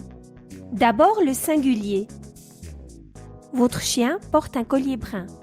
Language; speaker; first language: French; non-native, fluent; Spanish